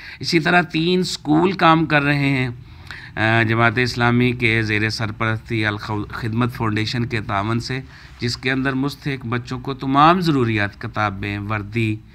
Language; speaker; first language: Urdu; non-native, local second language; Punjabi